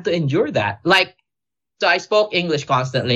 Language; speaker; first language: English; non-native, local second language; Filipino